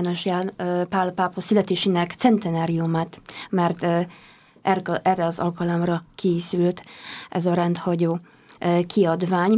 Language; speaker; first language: Hungarian; non-native, fluent; Polish